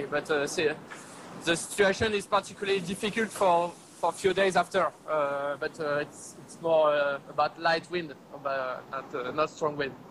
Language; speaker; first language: English; non-native, learner; French